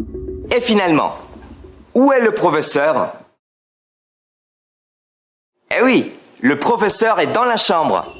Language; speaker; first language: French; non-native, fluent; Spanish